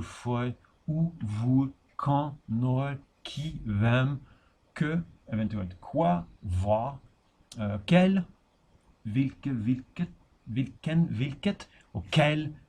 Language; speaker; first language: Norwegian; non-native, fluent; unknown